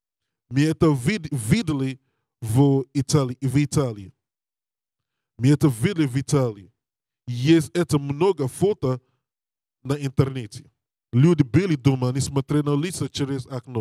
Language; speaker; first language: Russian; non-native, learner; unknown